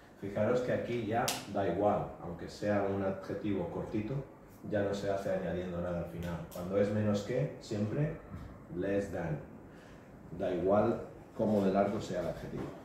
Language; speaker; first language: Spanish; native; Spanish